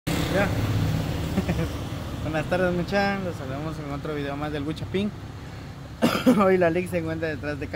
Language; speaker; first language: Spanish; native; Spanish